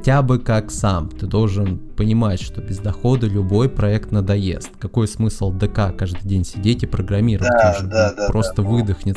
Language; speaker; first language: Russian; native; Russian